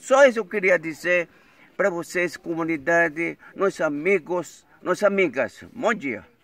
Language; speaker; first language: Portuguese; non-native, local second language; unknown